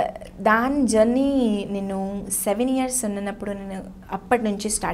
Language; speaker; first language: Telugu; non-native, learner; Hindi